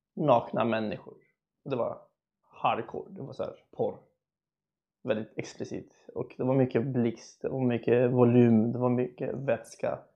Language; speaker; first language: Swedish; early bilingual, other home language; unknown